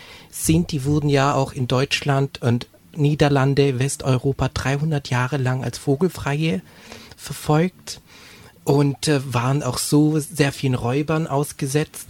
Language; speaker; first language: German; native; German